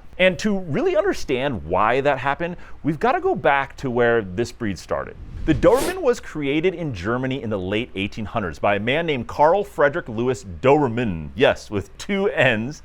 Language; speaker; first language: English; native; English